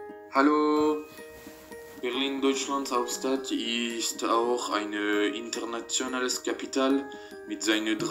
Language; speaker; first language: German; non-native, learner; French